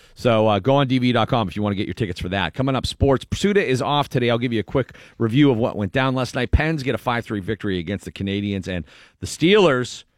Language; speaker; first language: English; native; English